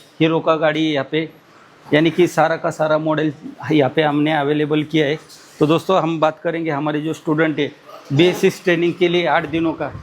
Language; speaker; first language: Hindi; non-native, local second language; Marathi